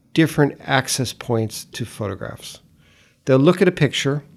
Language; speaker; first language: English; native; English